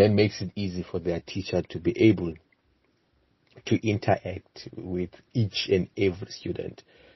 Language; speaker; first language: English; non-native, local second language; Xhosa